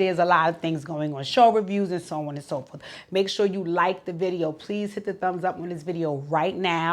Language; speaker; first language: English; native; English